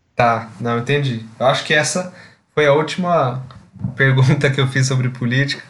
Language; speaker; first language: Portuguese; native; Portuguese